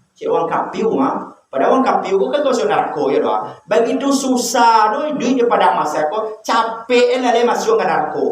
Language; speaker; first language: Malay; non-native, local second language; Minangkabau